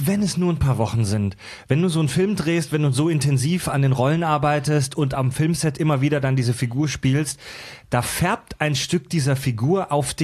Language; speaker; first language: German; native; German